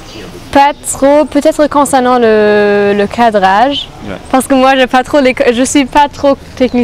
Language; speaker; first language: French; non-native, fluent; German